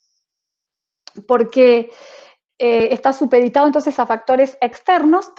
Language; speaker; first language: Spanish; native; Spanish